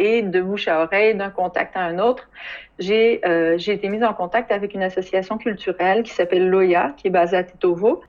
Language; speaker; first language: French; native; French